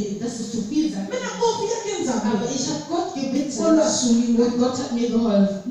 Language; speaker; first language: German; non-native, fluent; Lingala